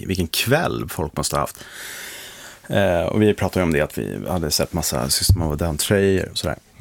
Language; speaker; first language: Swedish; native; Swedish